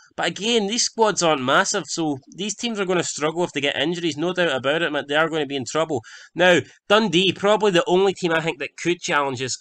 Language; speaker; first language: English; native; English